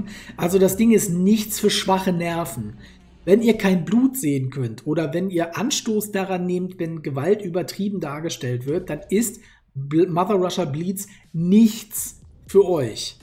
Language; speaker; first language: German; native; German